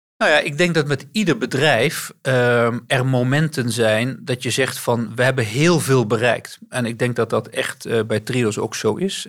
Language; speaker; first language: Dutch; native; Dutch